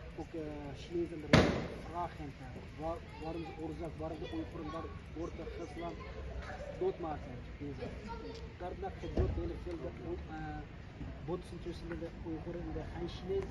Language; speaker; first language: Dutch; non-native, learner; Uyghur